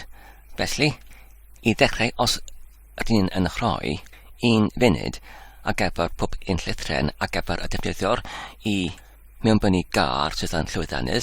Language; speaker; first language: Welsh; non-native, learner; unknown